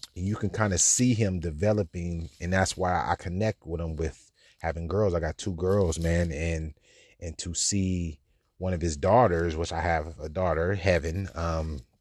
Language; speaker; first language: English; native; English